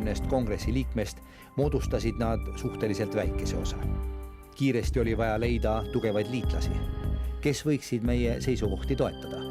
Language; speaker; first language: Estonian; native; Estonian